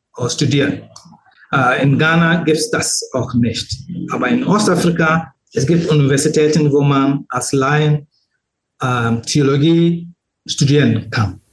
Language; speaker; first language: German; non-native, learner; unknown